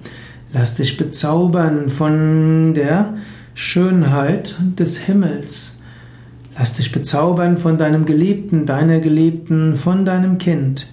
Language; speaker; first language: German; native; German